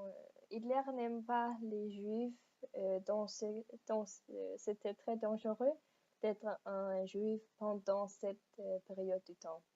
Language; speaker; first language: French; non-native, learner; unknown